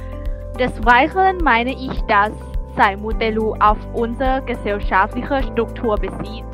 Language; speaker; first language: German; non-native, learner; Thai